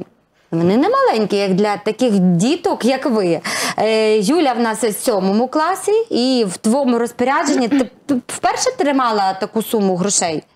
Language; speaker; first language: Ukrainian; native; Ukrainian